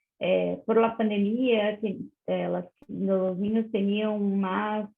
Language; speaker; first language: Spanish; non-native, learner; Portuguese